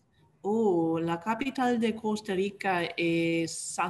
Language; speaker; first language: Spanish; non-native, learner; English